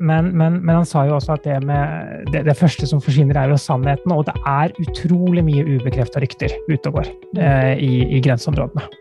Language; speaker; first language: Norwegian; native; Norwegian